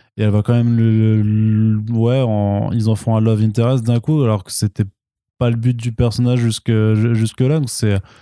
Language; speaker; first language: French; native; French